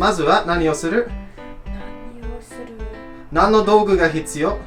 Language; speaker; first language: Japanese; non-native, learner; English